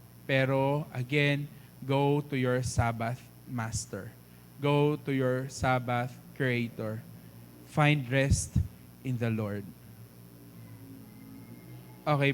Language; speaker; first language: English; non-native, fluent; Filipino